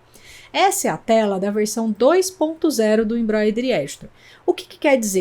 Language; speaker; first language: Portuguese; native; Portuguese